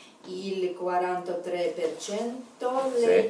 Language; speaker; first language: Italian; non-native, learner; Russian